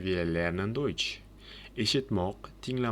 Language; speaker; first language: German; non-native, learner; Uzbek